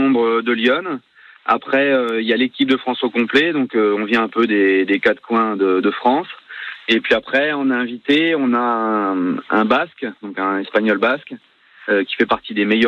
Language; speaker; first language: French; native; French